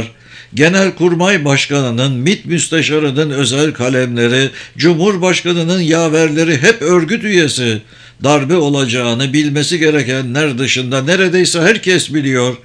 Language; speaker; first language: Turkish; native; Turkish